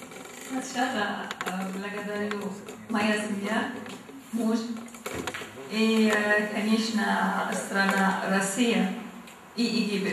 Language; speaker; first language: Russian; non-native, learner; Arabic